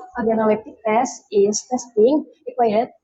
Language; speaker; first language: English; non-native, learner; Indonesian